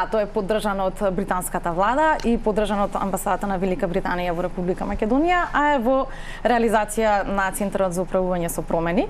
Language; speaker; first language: Macedonian; native; Macedonian